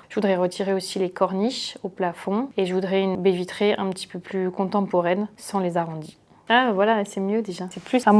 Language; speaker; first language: French; native; French